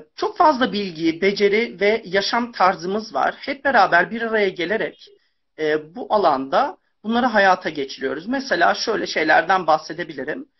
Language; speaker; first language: Turkish; native; Turkish